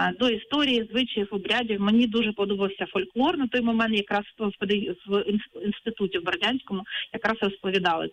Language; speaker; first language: Ukrainian; non-native, local second language; Russian